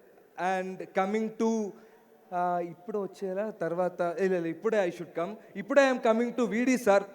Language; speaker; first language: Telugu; non-native, learner; Malayalam